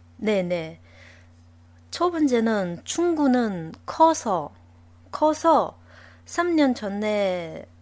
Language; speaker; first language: Korean; non-native, fluent; Chinese